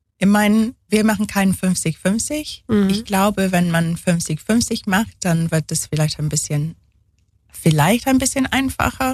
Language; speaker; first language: German; non-native, fluent; English